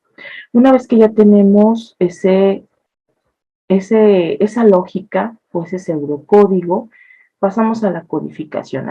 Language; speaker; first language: Spanish; native; Spanish